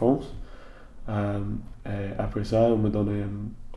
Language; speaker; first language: French; non-native, learner; English